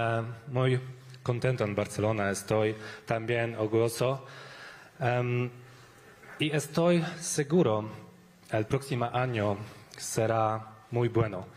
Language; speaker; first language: Spanish; non-native, learner; Polish